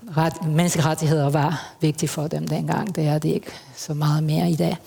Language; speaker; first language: Danish; non-native, fluent; Spanish